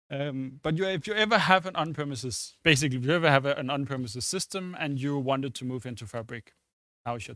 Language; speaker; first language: English; non-native, fluent; Danish